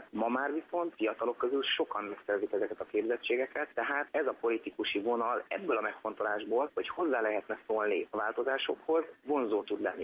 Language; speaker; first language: Hungarian; native; Hungarian